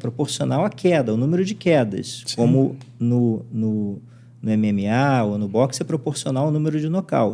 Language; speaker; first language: Portuguese; native; Portuguese